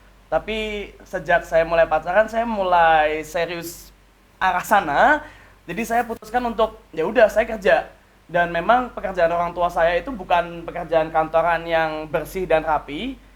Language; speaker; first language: Indonesian; native; Indonesian